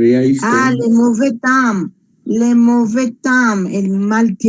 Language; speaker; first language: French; non-native, fluent; Spanish